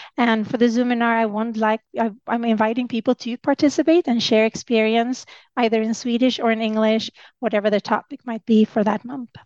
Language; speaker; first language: English; non-native, fluent; Swedish